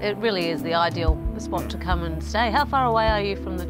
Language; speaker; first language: English; native; English